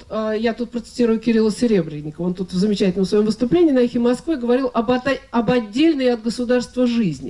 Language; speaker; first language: Russian; native; Russian